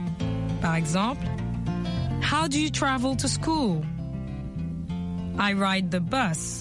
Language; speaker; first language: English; non-native, fluent; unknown